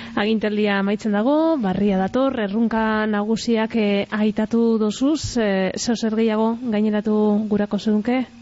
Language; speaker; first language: Basque; native; Basque